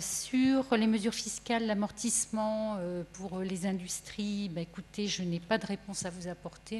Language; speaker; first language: French; native; French